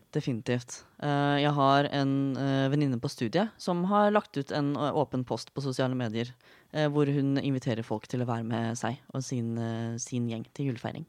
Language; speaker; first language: Norwegian; native; Norwegian